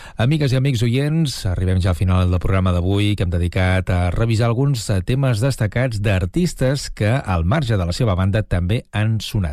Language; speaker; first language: Catalan; native; Catalan